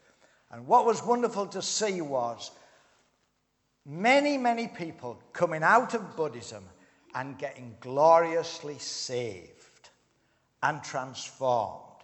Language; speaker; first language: English; native; English